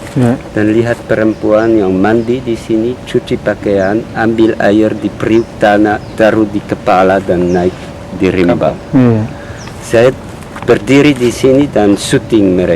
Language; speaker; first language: Indonesian; non-native, learner; French